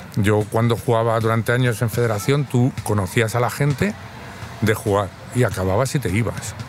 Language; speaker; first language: Spanish; native; Spanish